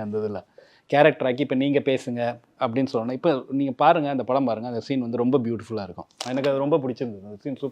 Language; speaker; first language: Tamil; native; Tamil